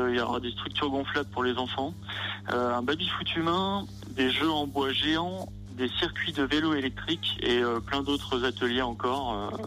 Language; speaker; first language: French; native; French